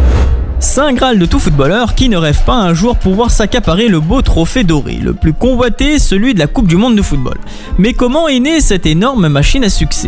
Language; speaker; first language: French; native; French